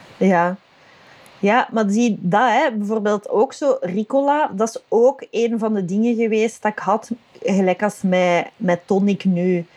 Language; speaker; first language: Dutch; native; Dutch